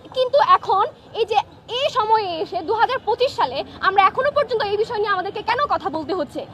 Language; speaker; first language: Bangla; non-native, local second language; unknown